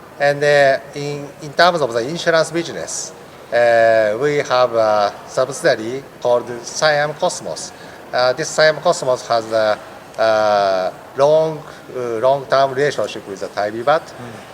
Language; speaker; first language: English; non-native, learner; Japanese